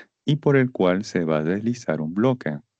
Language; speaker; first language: Spanish; native; Spanish